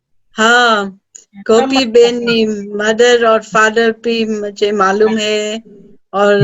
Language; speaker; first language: Hindi; early bilingual, heritage; Hindi